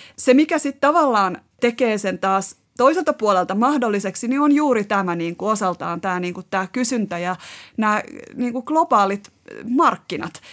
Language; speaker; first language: Finnish; native; Finnish